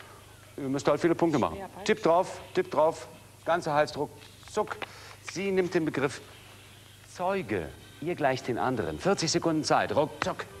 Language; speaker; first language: German; native; German